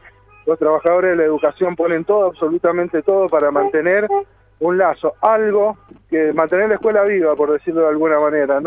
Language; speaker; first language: Spanish; native; Spanish